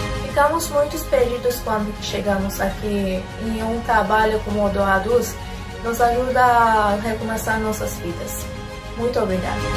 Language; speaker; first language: Portuguese; non-native, fluent; Persian